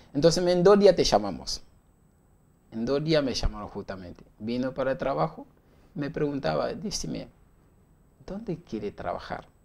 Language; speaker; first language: Spanish; non-native, learner; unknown